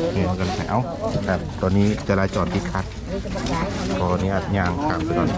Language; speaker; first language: Thai; native; Thai